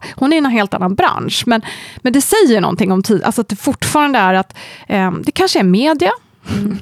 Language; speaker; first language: Swedish; native; Swedish